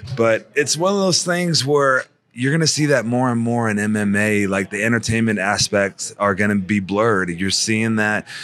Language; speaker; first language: English; native; English